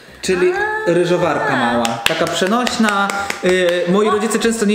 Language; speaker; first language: Polish; native; Polish